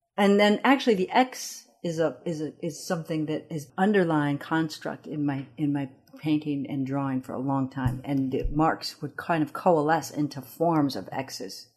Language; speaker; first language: English; early bilingual, other home language; Amharic